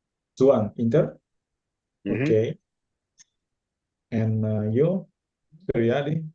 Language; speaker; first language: English; non-native, fluent; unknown